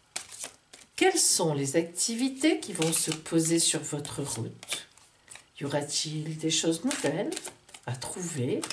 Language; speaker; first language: French; native; French